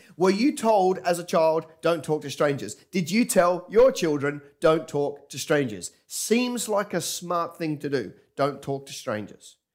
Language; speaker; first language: English; native; English